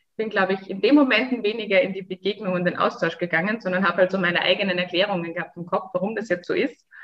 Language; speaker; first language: German; native; German